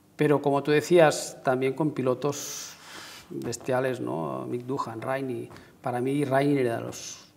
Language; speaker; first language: Spanish; native; Spanish